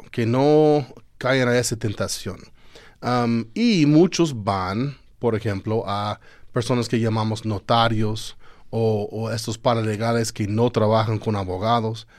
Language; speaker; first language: Spanish; non-native, fluent; English